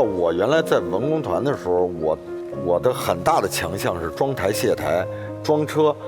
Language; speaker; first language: Chinese; native; Chinese